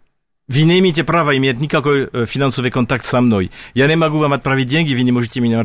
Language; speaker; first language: Russian; non-native, fluent; French